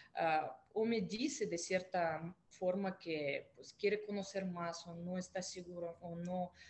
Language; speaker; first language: Spanish; non-native, fluent; Russian